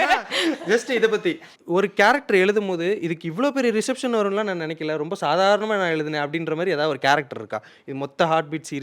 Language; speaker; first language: Tamil; native; Tamil